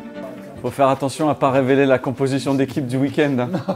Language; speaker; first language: French; native; French